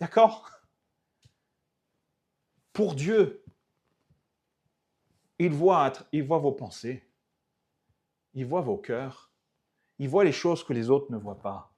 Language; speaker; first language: French; native; French